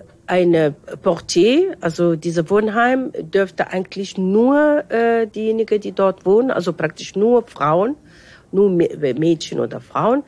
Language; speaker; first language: German; non-native, fluent; Arabic